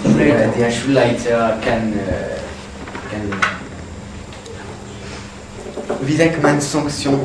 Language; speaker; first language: German; non-native, learner; French